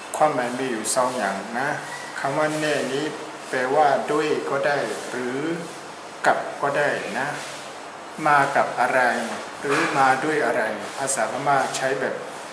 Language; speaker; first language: Thai; non-native, fluent; Burmese